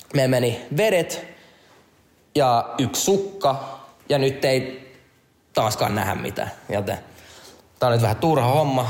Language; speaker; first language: Finnish; non-native, local second language; Swedish